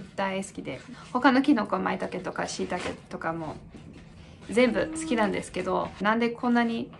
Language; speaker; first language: Japanese; non-native, fluent; English